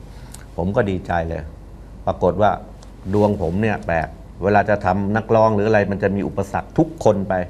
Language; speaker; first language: Thai; native; Thai